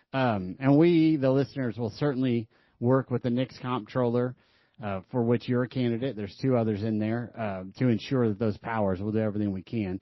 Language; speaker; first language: English; native; English